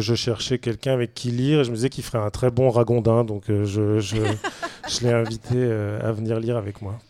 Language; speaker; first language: French; native; French